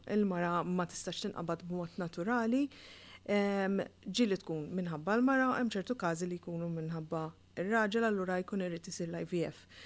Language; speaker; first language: Maltese; native; Maltese